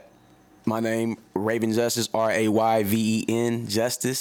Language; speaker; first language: English; native; English